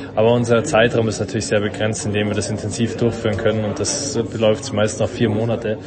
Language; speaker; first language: German; native; German